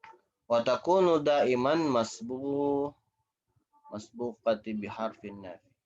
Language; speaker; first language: Arabic; non-native, fluent; Indonesian